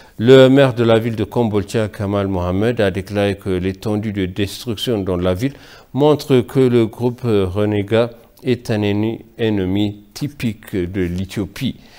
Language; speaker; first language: French; non-native, fluent; Amharic